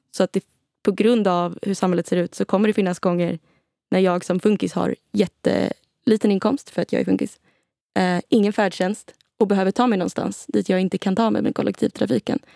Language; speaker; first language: Swedish; native; Swedish